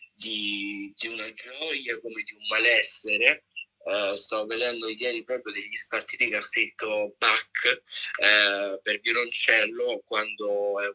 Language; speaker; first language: Italian; native; Italian